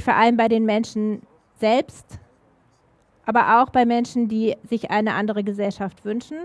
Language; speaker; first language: German; native; German